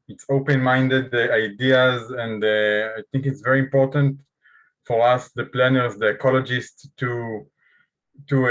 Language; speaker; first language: English; non-native, learner; Hebrew